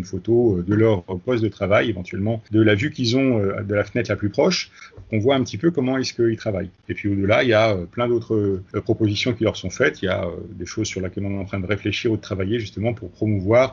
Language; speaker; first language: French; native; French